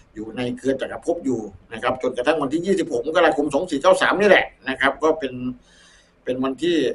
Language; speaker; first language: Thai; native; Thai